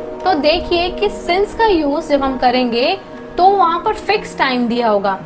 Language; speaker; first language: Hindi; native; Hindi